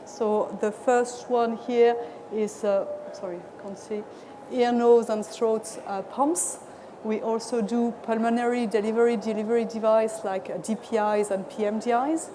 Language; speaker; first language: English; non-native, fluent; French